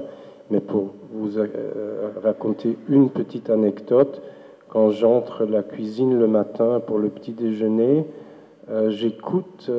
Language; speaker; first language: French; non-native, fluent; German